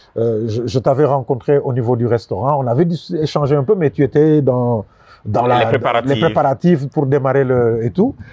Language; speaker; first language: French; non-native, local second language; Wolof